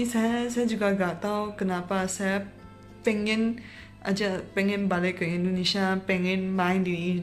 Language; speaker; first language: Indonesian; non-native, fluent; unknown